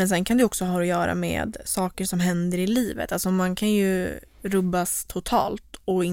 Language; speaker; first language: Swedish; native; Swedish